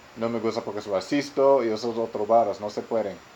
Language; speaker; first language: Spanish; non-native, learner; English